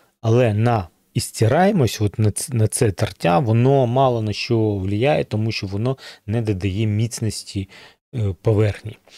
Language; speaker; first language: Ukrainian; non-native, local second language; Russian